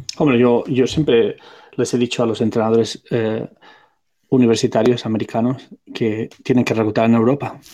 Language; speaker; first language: Spanish; non-native, local second language; Catalan